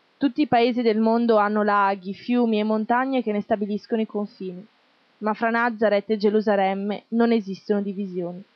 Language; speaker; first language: Italian; non-native, fluent; Arabic